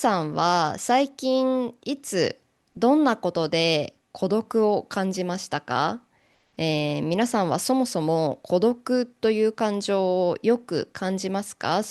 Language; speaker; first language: Japanese; native; Japanese